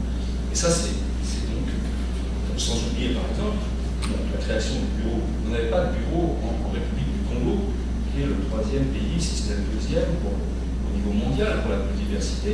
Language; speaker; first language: French; native; French